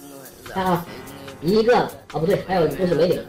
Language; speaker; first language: Chinese; native; Chinese